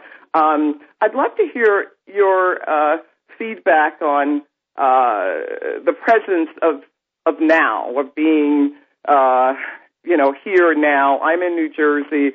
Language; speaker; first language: English; native; English